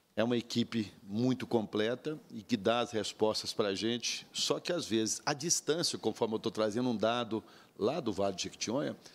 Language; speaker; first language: Portuguese; native; Portuguese